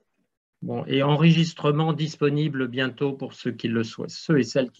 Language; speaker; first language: French; native; French